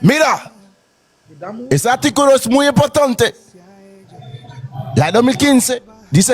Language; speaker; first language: Spanish; non-native, learner; Haitian Creole